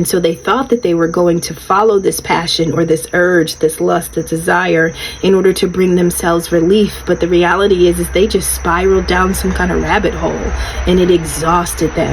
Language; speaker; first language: English; native; English